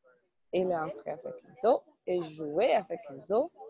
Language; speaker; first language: French; non-native, learner; Portuguese